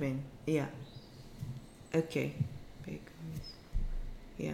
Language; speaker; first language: English; non-native, fluent; Japanese